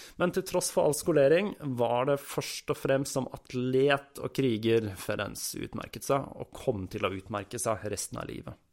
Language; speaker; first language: Norwegian; native; Norwegian